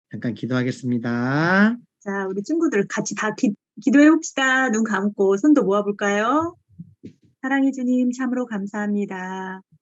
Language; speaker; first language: Korean; native; Korean